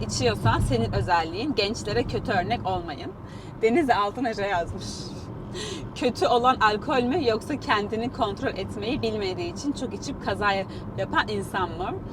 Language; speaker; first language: Turkish; native; Turkish